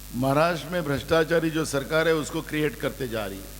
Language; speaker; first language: Hindi; non-native, local second language; Marathi